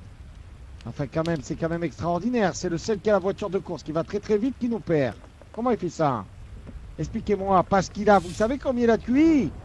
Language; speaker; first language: French; native; French